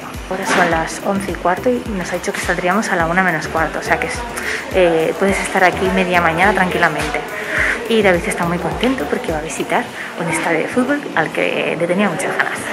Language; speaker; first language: Spanish; native; Spanish